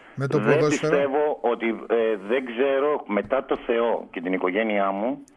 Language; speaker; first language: Greek; native; Greek